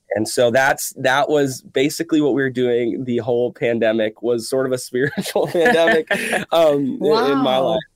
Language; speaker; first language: English; native; English